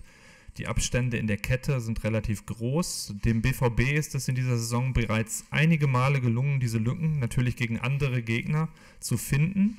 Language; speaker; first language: German; native; German